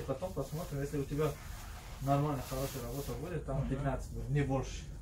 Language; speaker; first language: Russian; non-native, fluent; Tajik